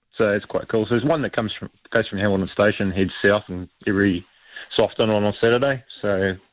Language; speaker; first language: English; native; English